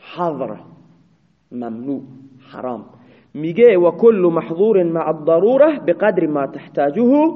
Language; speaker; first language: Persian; non-native, local second language; Baluchi